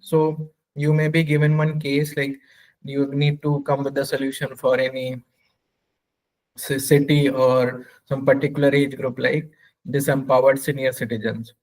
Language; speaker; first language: English; non-native, local second language; Hindi